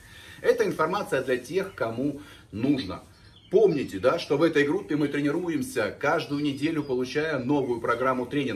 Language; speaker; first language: Russian; native; Russian